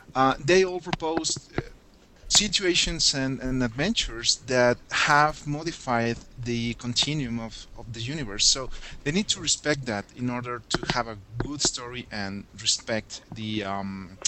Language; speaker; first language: English; non-native, fluent; Spanish